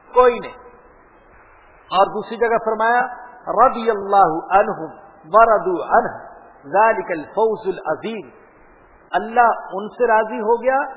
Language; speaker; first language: Urdu; non-native, local second language; Punjabi